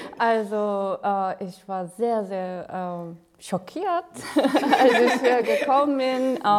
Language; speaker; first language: German; non-native, learner; Korean